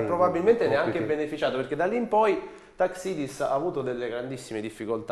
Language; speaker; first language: Italian; native; Italian